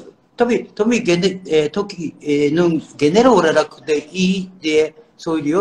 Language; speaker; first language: Turkish; non-native, learner; Japanese